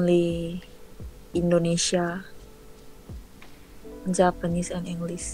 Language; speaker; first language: English; non-native, learner; Indonesian